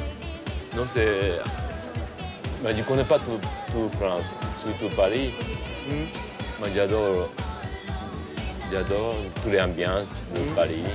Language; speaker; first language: French; non-native, fluent; Japanese